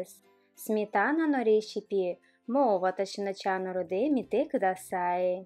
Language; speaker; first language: Japanese; non-native, learner; Russian